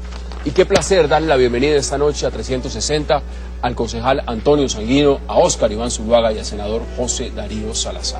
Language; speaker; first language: Spanish; native; Spanish